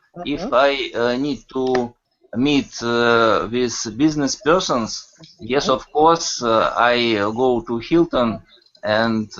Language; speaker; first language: English; non-native, learner; Russian